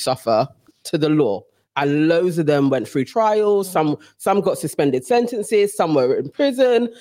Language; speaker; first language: English; native; English